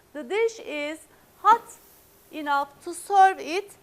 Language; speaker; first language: English; non-native, fluent; Turkish